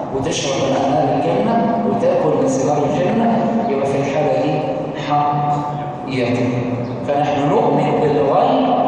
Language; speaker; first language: Arabic; native; Arabic